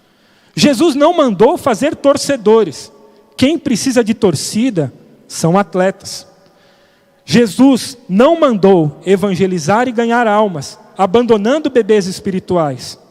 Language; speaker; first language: Portuguese; native; Portuguese